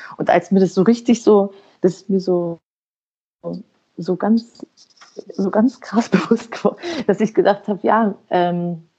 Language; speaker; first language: German; native; German